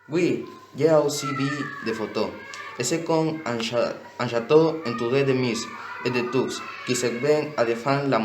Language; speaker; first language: French; non-native, learner; Spanish